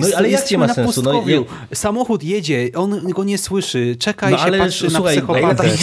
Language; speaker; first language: Polish; native; Polish